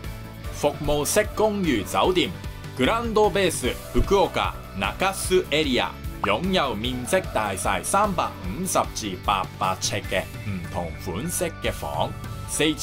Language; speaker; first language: Cantonese; non-native, fluent; Japanese